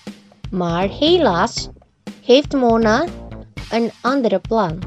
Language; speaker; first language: Dutch; non-native, fluent; Indonesian